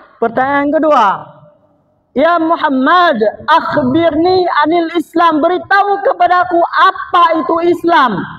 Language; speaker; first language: Malay; non-native, local second language; Achinese